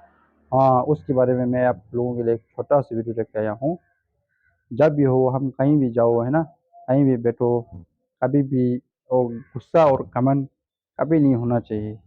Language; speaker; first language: Hindi; non-native, fluent; Tibetan